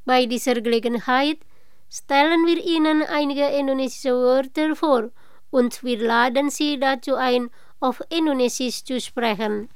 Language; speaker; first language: German; non-native, fluent; Indonesian